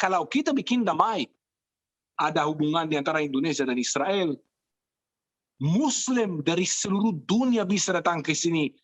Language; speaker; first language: Indonesian; non-native, fluent; Hebrew